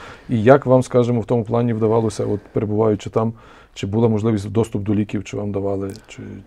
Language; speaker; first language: Ukrainian; native; Ukrainian